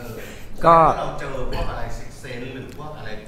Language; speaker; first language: Thai; native; Thai